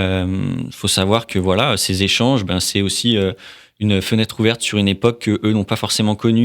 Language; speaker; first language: French; native; French